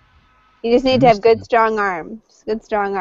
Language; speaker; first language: English; native; English